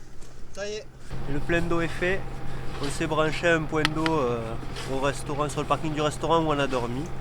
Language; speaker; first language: French; native; French